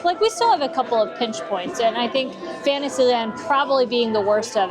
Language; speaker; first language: English; native; English